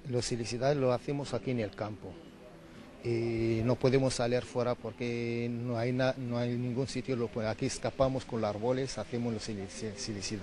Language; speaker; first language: Spanish; non-native, learner; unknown